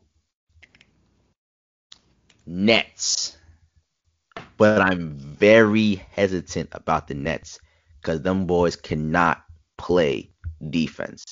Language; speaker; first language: English; native; English